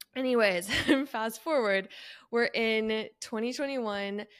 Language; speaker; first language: English; native; English